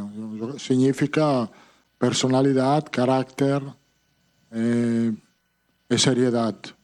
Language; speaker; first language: Portuguese; non-native, fluent; Italian